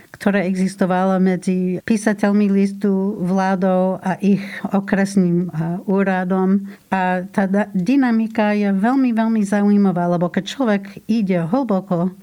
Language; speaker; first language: Slovak; non-native, learner; English